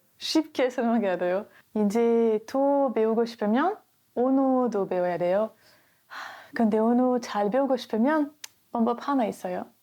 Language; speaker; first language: Korean; non-native, learner; French